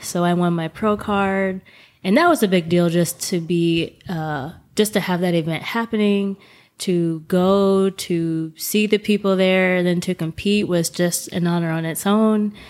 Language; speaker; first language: English; native; English